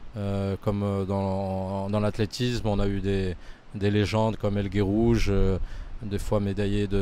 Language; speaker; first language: French; native; French